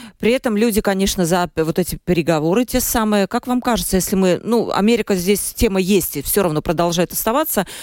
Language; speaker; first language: Russian; native; Russian